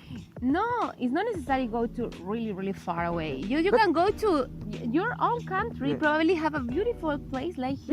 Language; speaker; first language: English; non-native, learner; Spanish